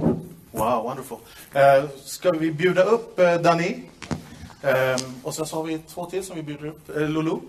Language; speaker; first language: Swedish; native; Swedish